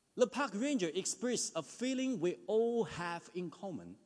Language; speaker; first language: English; non-native, fluent; Chinese